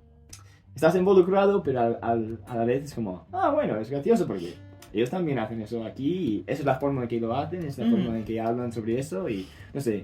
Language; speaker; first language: Spanish; non-native, fluent; English